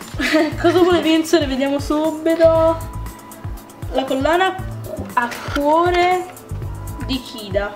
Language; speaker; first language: Italian; native; Italian